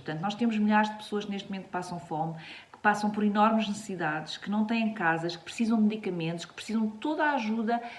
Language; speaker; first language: Portuguese; native; Portuguese